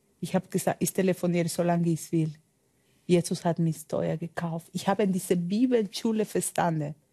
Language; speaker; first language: German; non-native, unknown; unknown